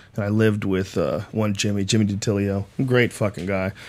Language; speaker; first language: English; native; English